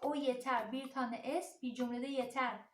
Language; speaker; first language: Turkish; non-native, learner; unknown